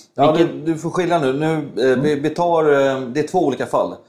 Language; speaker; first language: Swedish; native; Swedish